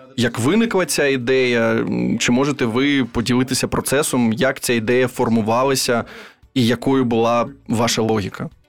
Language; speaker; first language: Ukrainian; native; Ukrainian